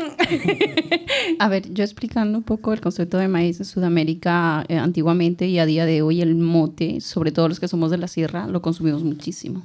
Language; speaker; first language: Spanish; native; Spanish